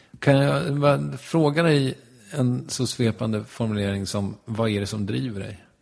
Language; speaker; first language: Swedish; native; Swedish